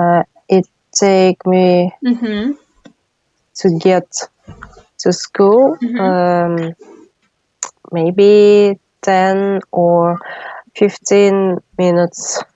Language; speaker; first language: English; non-native, learner; Russian